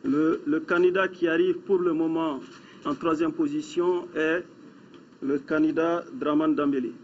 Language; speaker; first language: French; non-native, local second language; Bambara